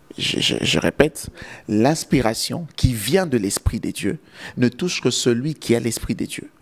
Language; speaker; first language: French; non-native, local second language; Lingala